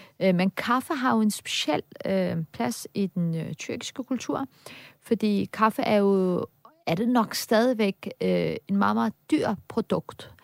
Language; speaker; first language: Danish; early bilingual, other home language; Turkish